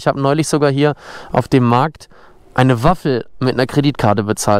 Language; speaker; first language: German; native; German